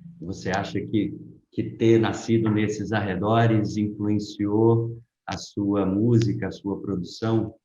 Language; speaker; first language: Portuguese; native; Portuguese